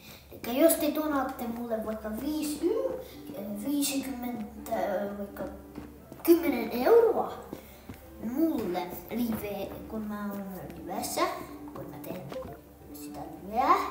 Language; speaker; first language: Finnish; early bilingual, other home language; Russian